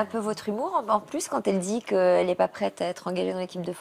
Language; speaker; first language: French; native; French